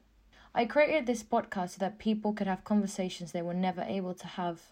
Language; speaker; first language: English; non-native, fluent; Spanish